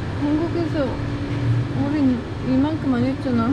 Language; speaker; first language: Korean; non-native, learner; Turkish